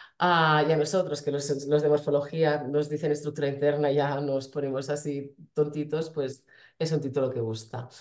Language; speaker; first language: Spanish; non-native, local second language; Catalan